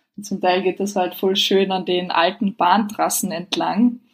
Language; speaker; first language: German; native; German